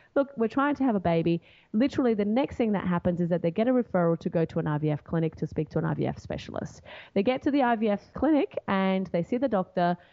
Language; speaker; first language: English; non-native, fluent; Portuguese